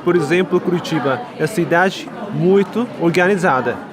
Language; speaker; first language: Portuguese; non-native, learner; Korean